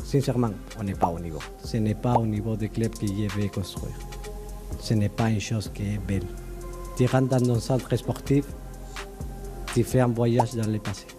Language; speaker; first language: French; native; French